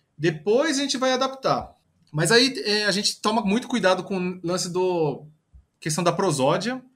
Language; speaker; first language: Portuguese; early bilingual, other home language; Japanese